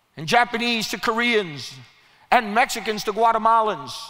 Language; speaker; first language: English; early bilingual, other home language; Spanish